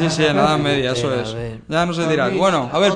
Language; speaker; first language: Spanish; native; Spanish